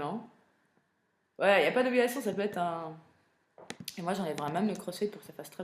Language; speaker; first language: French; native; French